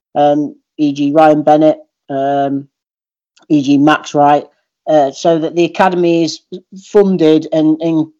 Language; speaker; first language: English; native; English